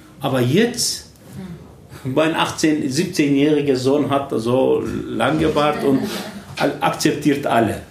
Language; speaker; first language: German; non-native, learner; Turkish